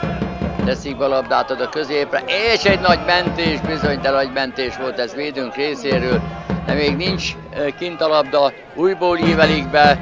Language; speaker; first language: Hungarian; native; Hungarian